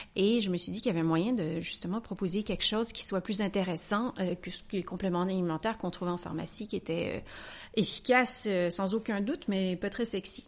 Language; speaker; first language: French; native; French